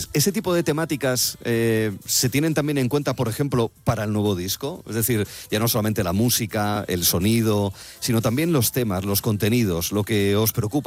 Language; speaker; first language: Spanish; native; Spanish